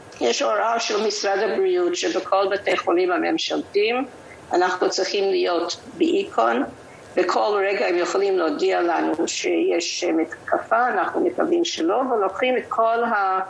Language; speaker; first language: Hebrew; non-native, fluent; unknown